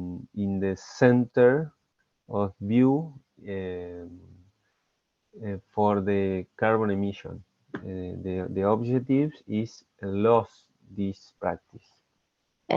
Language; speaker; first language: English; non-native, learner; Spanish